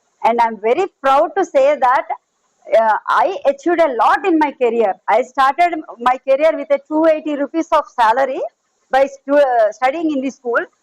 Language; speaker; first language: English; non-native, local second language; Telugu